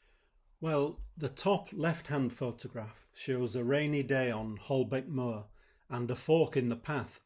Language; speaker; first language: English; native; English